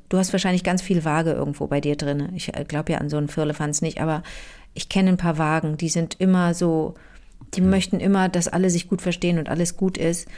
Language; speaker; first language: German; native; German